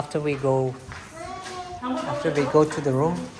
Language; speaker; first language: English; non-native, fluent; Tibetan